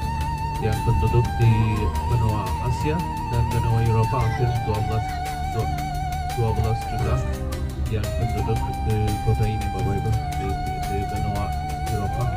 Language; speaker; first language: Indonesian; non-native, fluent; Turkish